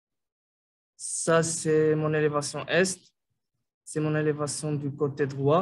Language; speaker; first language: French; non-native, local second language; Arabic